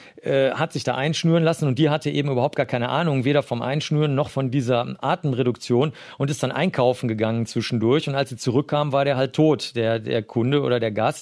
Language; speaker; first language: German; native; German